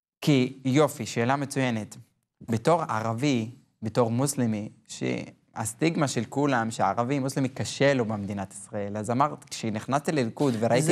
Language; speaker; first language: Hebrew; non-native, local second language; Arabic